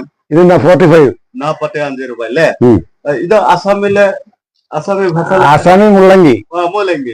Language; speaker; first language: Malayalam; non-native, learner; Assamese